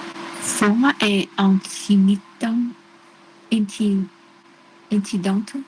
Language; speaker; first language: French; non-native, learner; Vietnamese